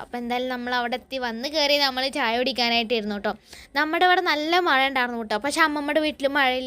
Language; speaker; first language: Malayalam; native; Malayalam